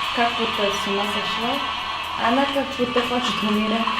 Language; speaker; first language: Russian; non-native, learner; Mongolian